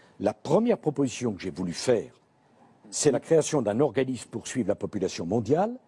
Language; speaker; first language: French; native; French